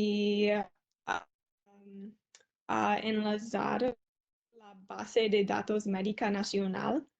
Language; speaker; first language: Spanish; non-native, learner; English